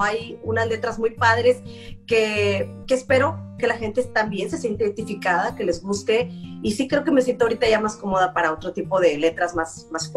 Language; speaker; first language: Spanish; native; Spanish